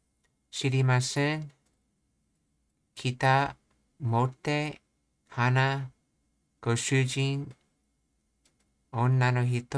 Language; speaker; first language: Japanese; non-native, learner; English